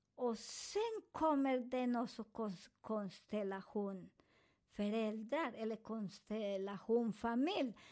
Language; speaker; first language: Swedish; non-native, learner; Spanish